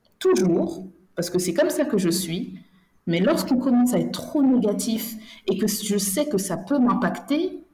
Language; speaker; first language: French; native; French